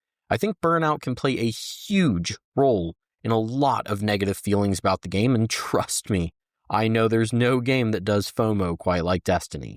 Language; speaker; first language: English; native; English